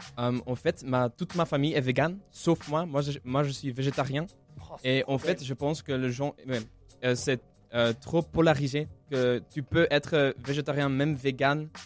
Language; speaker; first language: French; non-native, local second language; Dutch